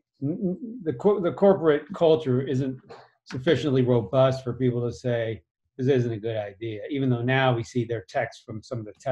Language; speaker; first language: English; native; English